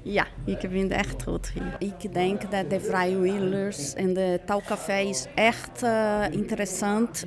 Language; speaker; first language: Dutch; non-native, learner; Portuguese